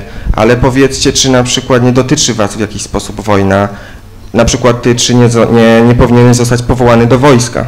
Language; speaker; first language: Polish; native; Polish